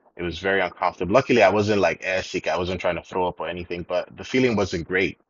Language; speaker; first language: English; non-native, local second language; Yoruba